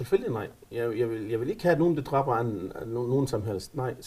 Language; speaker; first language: Danish; non-native, fluent; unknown